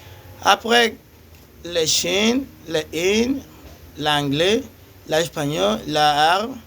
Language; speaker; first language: French; non-native, learner; Spanish